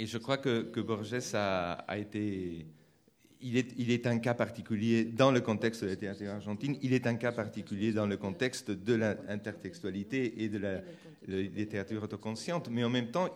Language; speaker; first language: French; non-native, fluent; Spanish